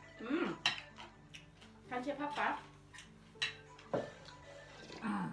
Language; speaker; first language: Swedish; non-native, learner; Thai